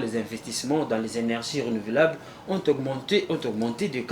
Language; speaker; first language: French; native; French